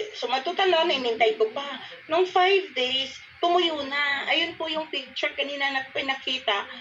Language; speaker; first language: Filipino; non-native, local second language; Cebuano